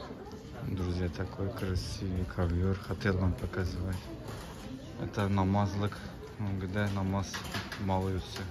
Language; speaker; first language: Russian; non-native, learner; Turkish